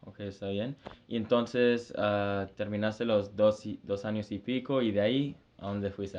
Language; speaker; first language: Spanish; early bilingual, heritage; Spanish